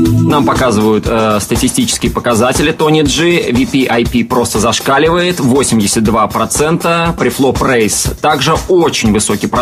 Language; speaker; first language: Russian; native; Russian